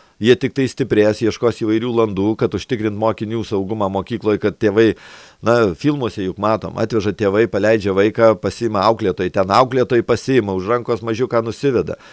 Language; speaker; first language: Lithuanian; native; Lithuanian